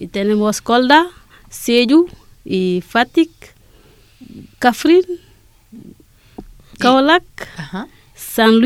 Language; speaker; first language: Spanish; non-native, learner; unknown